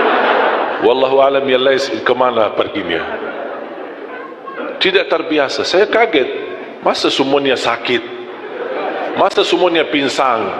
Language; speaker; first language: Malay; non-native, fluent; Arabic